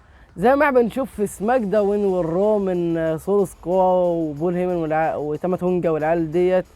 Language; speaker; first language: Arabic; native; Arabic